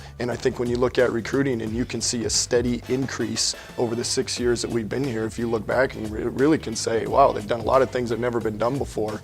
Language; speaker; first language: English; native; English